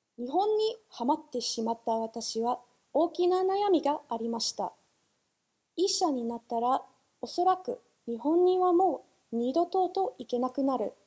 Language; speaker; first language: Japanese; non-native, fluent; English